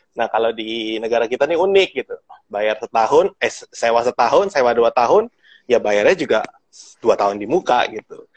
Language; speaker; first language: Indonesian; native; Indonesian